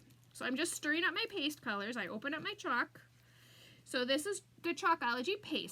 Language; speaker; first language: English; native; English